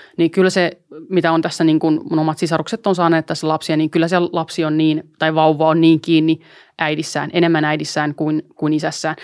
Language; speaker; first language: Finnish; early bilingual, other home language; Albanian